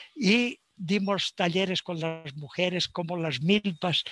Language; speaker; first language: Spanish; native; Spanish